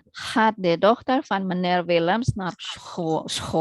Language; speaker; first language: Dutch; non-native, learner; Indonesian